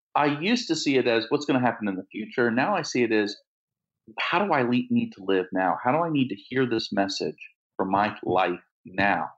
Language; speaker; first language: English; native; English